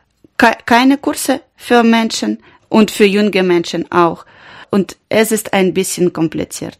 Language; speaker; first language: German; non-native, learner; Ukrainian